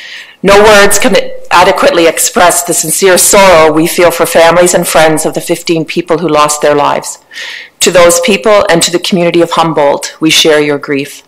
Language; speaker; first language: English; native; English